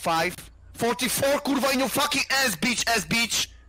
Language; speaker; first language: English; non-native, learner; Polish